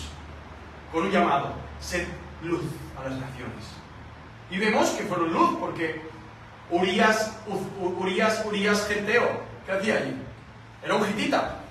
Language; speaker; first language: Spanish; native; Spanish